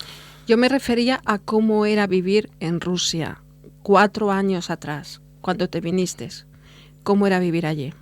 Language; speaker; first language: Spanish; native; Spanish